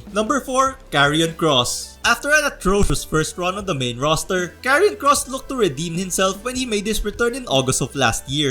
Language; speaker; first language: English; native; English